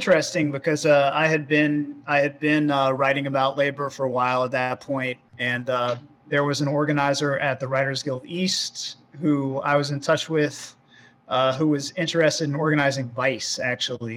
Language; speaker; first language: English; native; English